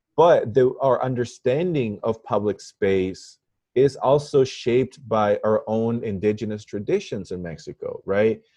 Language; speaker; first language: English; non-native, fluent; Spanish